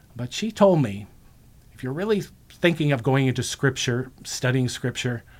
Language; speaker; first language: English; native; English